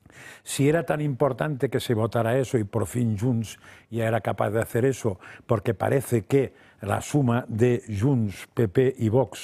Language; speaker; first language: Spanish; native; Spanish